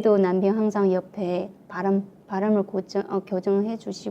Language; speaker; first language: Korean; non-native, fluent; Chinese